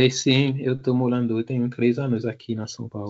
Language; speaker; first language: Portuguese; non-native, learner; Haitian Creole